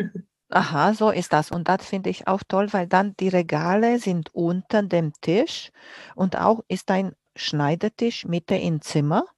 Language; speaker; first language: German; non-native, fluent; Romanian